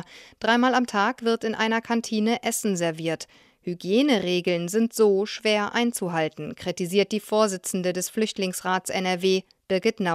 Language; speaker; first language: German; native; German